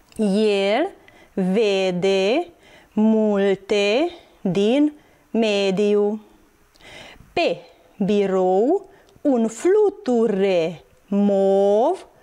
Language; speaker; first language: Romanian; non-native, local second language; Hungarian